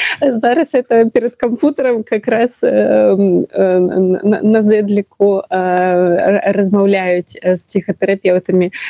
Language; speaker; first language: Belarusian; non-native, local second language; Russian